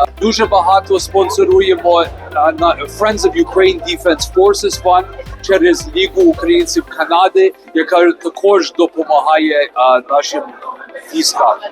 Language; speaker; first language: Ukrainian; early bilingual, heritage; Ukrainian